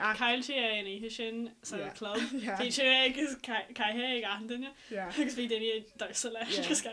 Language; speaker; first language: Irish; non-native, local second language; English